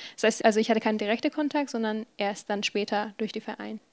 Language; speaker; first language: German; non-native, fluent; Persian